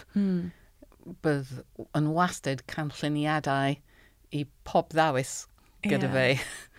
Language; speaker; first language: Welsh; non-native, learner; English